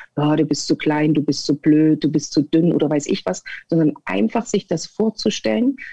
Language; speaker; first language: German; native; German